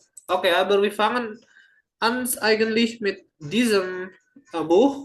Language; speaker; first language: German; non-native, fluent; Indonesian